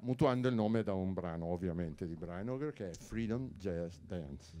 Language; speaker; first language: Italian; native; Italian